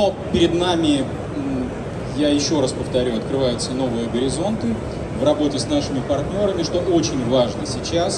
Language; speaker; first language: Russian; native; Russian